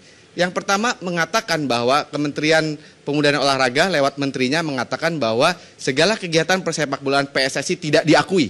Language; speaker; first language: Indonesian; native; Indonesian